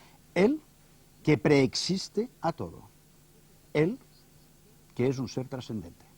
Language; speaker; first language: Spanish; native; Spanish